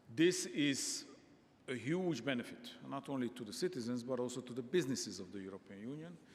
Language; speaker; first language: English; non-native, fluent; Hungarian